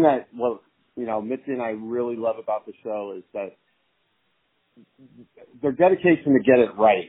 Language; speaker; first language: English; native; English